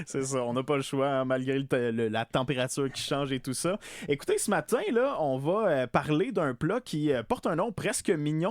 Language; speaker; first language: French; native; French